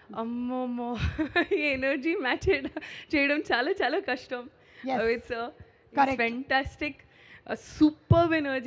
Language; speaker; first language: Telugu; non-native, local second language; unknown